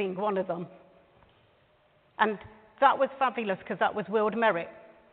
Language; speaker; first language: English; native; English